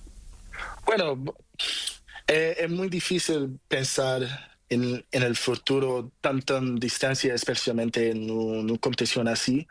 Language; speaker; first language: Spanish; non-native, learner; Portuguese